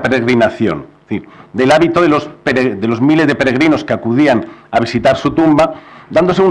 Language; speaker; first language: Spanish; native; Spanish